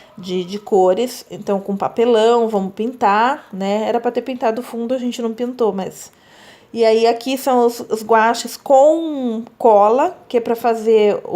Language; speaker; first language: Portuguese; native; Portuguese